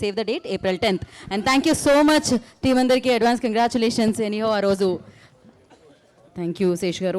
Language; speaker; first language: Telugu; native; Telugu